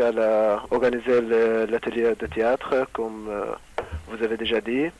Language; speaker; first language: French; non-native, learner; Arabic